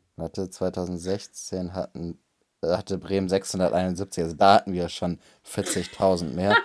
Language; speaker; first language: German; native; German